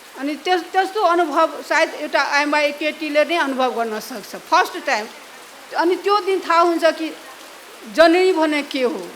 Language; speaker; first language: Nepali; non-native, local second language; Maithili